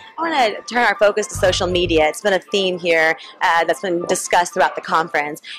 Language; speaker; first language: English; native; English